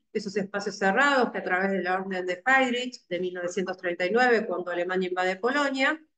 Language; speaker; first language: Spanish; native; Spanish